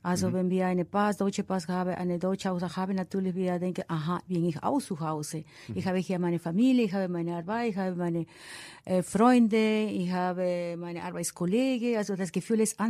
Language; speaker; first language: German; non-native, fluent; Spanish